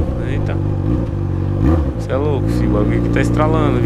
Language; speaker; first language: Portuguese; native; Portuguese